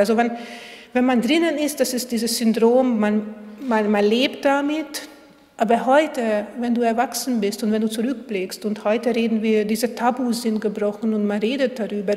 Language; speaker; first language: German; non-native, fluent; Hungarian